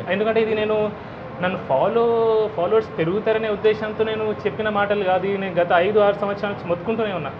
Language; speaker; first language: Telugu; non-native, fluent; Hindi